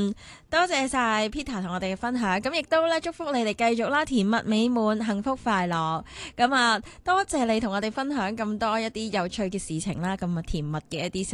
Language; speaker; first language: Cantonese; native; Cantonese